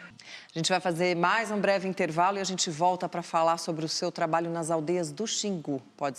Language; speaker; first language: Portuguese; native; Portuguese